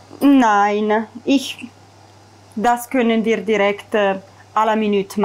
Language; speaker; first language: German; non-native, fluent; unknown